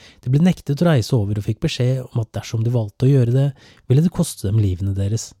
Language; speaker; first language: Norwegian; native; Norwegian